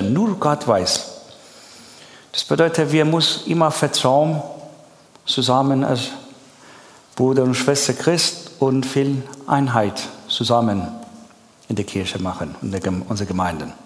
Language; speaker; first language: German; non-native, learner; Persian